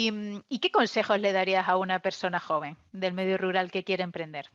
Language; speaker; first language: Spanish; native; Spanish